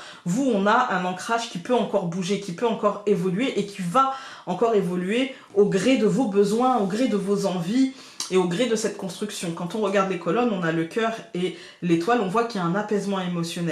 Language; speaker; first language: French; native; French